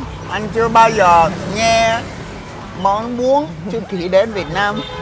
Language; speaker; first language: Vietnamese; non-native, fluent; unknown